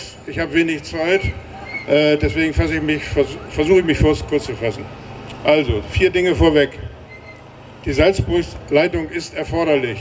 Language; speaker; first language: German; native; German